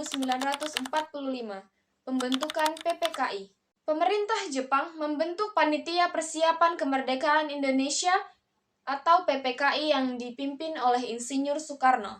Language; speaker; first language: Indonesian; native; Indonesian